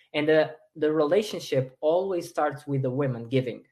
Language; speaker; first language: English; non-native, fluent; Portuguese